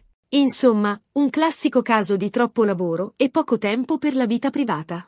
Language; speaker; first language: Italian; native; Italian